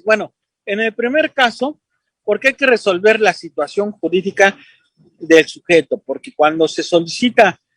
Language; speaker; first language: Spanish; native; Spanish